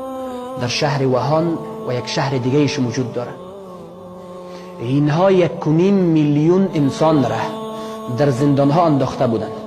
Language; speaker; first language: Persian; native; Persian